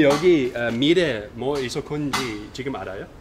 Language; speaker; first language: Korean; non-native, learner; Dutch